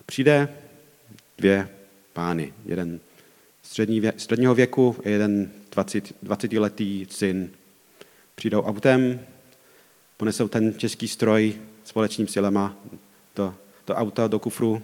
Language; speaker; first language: Czech; non-native, fluent; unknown